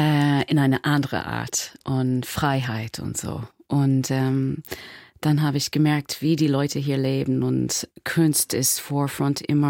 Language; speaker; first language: German; non-native, learner; English